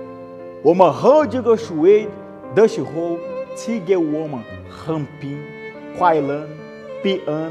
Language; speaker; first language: Chinese; non-native, learner; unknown